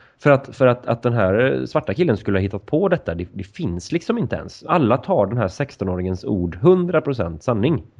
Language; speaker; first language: Swedish; native; Swedish